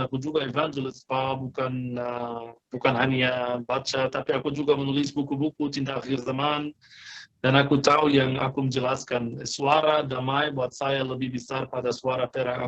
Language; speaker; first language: Indonesian; non-native, fluent; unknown